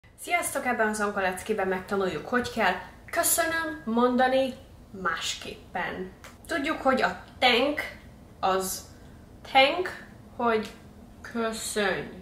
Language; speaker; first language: Hungarian; early bilingual, heritage; English